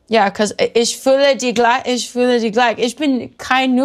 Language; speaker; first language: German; non-native, learner; English